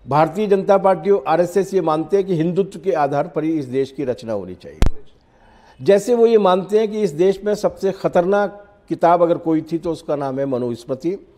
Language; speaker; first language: Hindi; native; Hindi